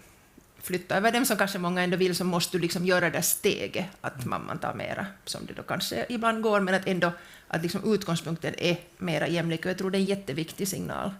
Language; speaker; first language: Swedish; native; Swedish